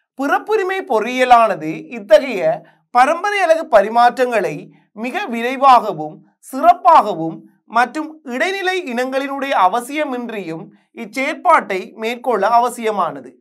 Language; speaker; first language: Tamil; native; Tamil